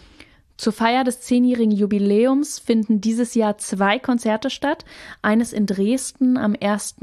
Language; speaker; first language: German; native; German